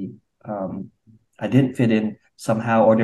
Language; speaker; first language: English; native; English